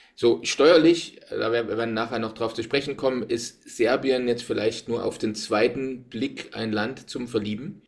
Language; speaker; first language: German; native; German